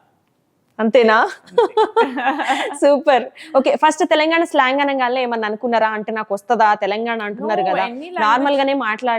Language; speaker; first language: Telugu; native; Telugu